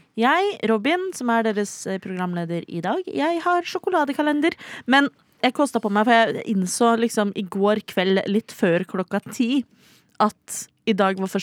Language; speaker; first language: Norwegian; native; Norwegian